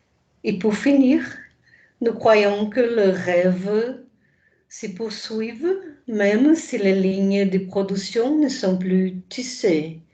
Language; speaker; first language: French; non-native, fluent; Portuguese